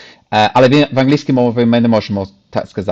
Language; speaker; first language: Ukrainian; non-native, fluent; English